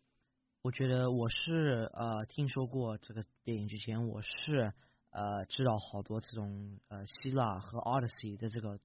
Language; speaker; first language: Chinese; early bilingual, heritage; English